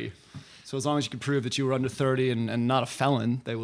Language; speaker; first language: English; native; English